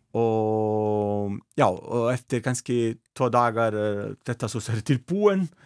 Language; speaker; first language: Icelandic; non-native, learner; Italian